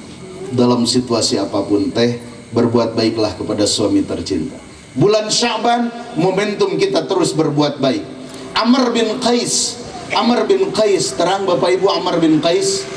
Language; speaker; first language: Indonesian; non-native, local second language; Sundanese